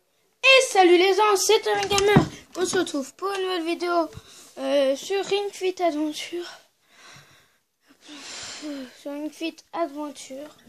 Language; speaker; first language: French; native; French